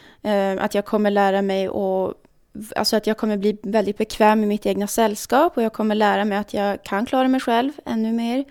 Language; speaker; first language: Swedish; native; Swedish